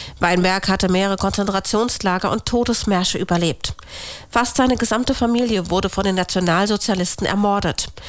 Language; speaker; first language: German; native; German